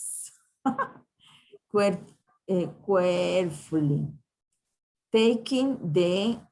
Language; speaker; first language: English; non-native, learner; Spanish